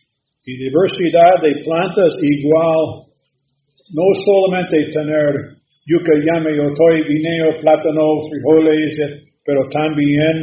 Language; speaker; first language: Spanish; non-native, learner; English